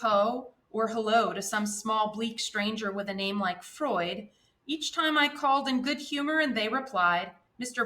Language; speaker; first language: English; native; English